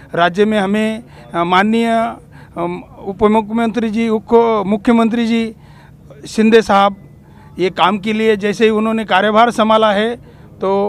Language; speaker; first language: Hindi; non-native, local second language; Marathi